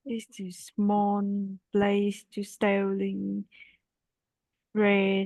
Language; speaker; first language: English; non-native, learner; Vietnamese